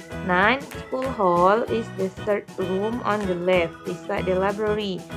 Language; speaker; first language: English; non-native, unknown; Indonesian